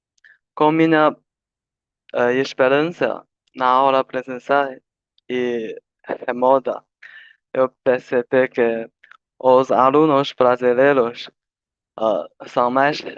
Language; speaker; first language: Portuguese; non-native, learner; Chinese